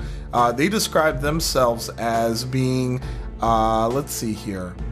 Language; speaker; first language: English; native; English